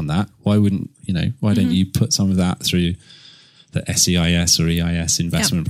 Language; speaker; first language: English; native; English